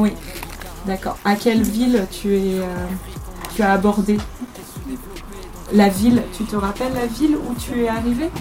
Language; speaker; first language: French; native; French